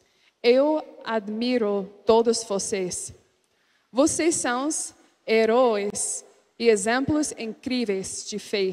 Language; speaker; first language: Portuguese; non-native, learner; English